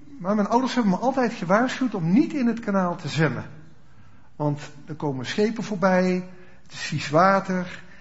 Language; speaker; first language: Dutch; native; Dutch